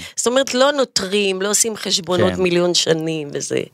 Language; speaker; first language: Hebrew; native; Hebrew